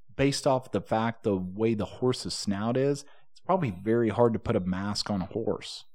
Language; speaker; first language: English; native; English